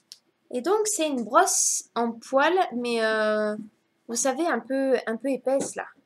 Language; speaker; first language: French; native; French